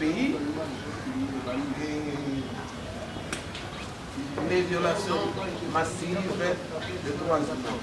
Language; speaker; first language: French; non-native, local second language; Lingala